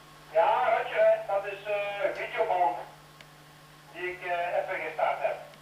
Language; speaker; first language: Dutch; native; Dutch